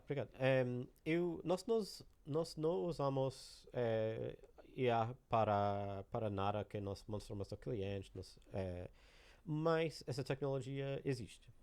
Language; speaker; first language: Portuguese; non-native, learner; English